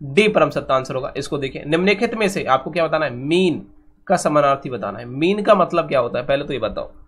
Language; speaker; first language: Hindi; native; Hindi